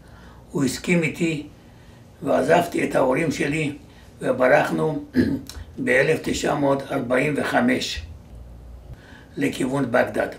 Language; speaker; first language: Hebrew; non-native, fluent; Georgian